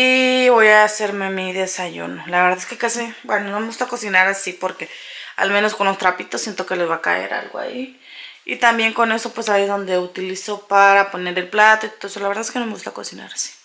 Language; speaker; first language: Spanish; native; Spanish